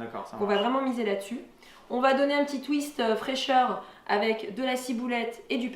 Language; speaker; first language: French; native; French